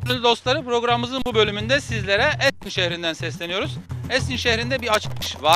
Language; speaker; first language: Turkish; native; Turkish